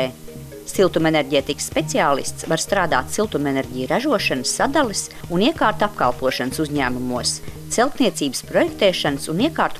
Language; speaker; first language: Latvian; native; Latvian